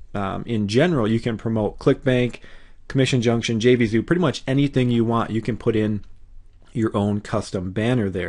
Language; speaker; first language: English; native; English